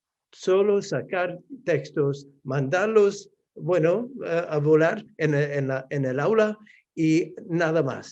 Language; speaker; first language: Spanish; non-native, fluent; English